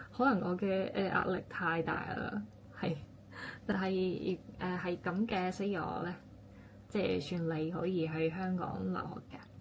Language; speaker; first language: Cantonese; non-native, fluent; Japanese